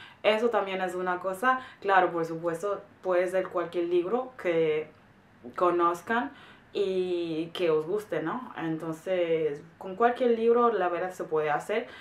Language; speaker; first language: Spanish; non-native, fluent; German